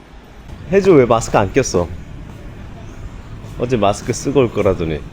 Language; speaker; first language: Korean; native; Korean